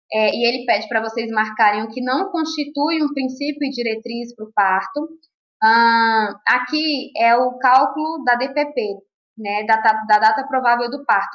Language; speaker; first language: Portuguese; native; Portuguese